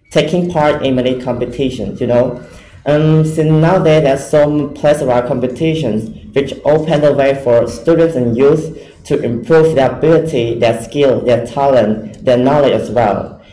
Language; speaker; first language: English; non-native, fluent; Khmer